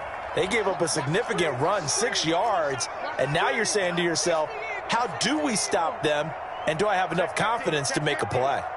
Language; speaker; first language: English; native; English